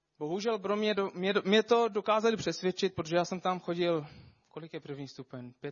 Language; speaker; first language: Czech; non-native, fluent; Arabic